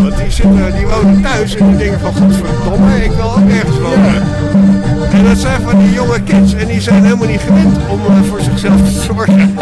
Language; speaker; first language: Dutch; native; Dutch